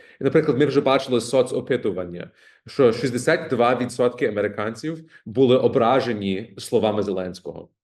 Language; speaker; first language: Ukrainian; early bilingual, heritage; Ukrainian